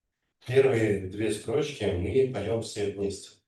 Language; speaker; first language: Russian; native; Russian